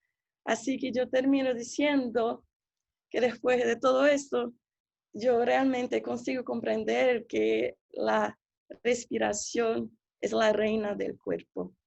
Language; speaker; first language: Spanish; non-native, fluent; Portuguese